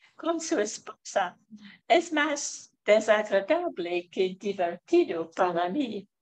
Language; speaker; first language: Spanish; non-native, fluent; English